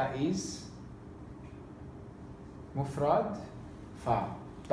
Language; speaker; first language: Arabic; non-native, fluent; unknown